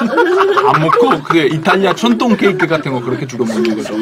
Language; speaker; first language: Korean; non-native, fluent; Italian